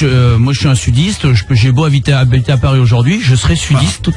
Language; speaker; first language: French; native; French